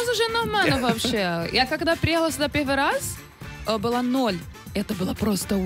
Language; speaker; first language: Russian; non-native, learner; Portuguese